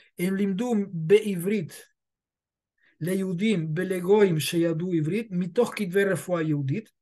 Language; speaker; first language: Hebrew; early bilingual, other home language; Spanish